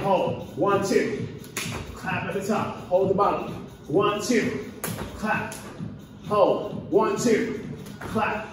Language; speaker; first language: English; native; English